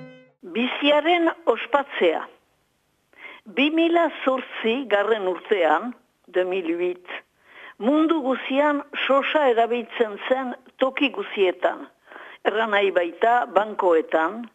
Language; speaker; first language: Basque; native; Basque